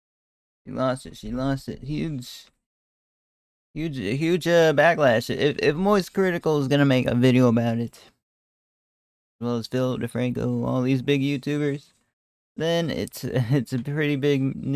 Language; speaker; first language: English; native; English